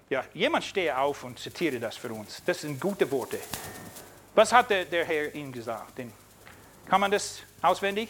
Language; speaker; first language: German; non-native, fluent; English